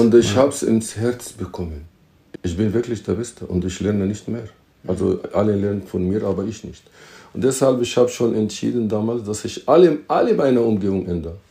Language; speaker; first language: German; non-native, fluent; Arabic